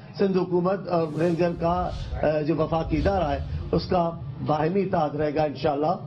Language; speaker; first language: Urdu; non-native, local second language; Sindhi